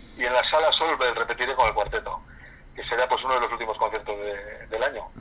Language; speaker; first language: Spanish; native; Spanish